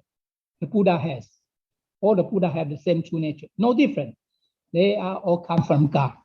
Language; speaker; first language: English; non-native, fluent; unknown